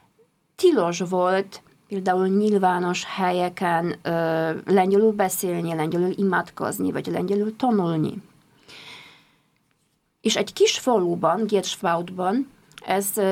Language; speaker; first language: Hungarian; non-native, fluent; Polish